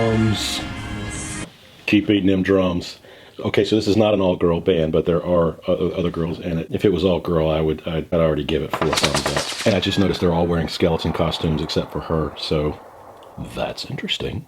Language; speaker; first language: English; native; English